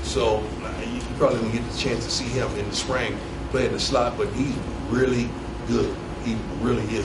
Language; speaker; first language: English; native; English